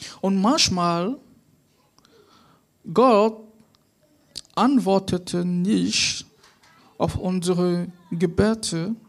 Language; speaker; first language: German; non-native, fluent; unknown